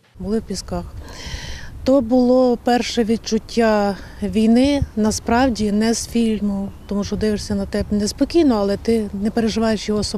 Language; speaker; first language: Ukrainian; native; Ukrainian